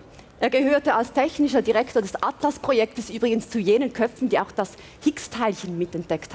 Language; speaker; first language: German; native; German